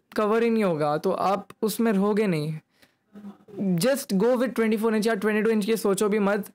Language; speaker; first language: Hindi; native; Hindi